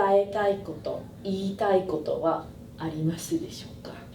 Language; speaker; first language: Japanese; non-native, learner; English